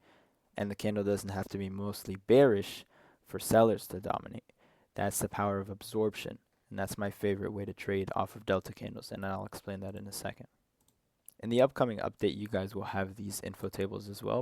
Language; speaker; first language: English; native; English